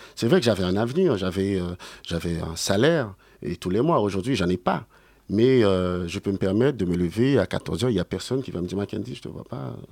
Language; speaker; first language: French; native; French